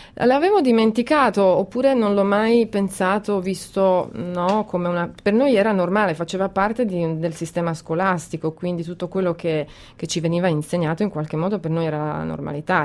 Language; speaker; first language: Italian; non-native, fluent; Croatian